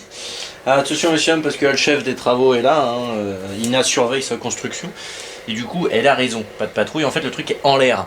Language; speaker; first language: French; native; French